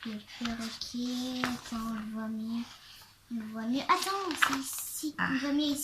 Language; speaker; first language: French; native; French